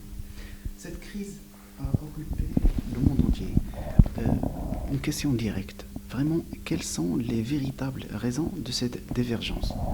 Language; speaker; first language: French; non-native, local second language; Arabic